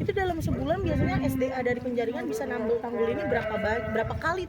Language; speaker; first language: Indonesian; native; Indonesian